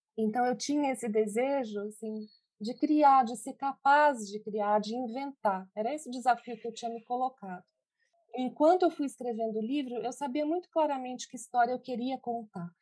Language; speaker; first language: Portuguese; early bilingual, other home language; Spanish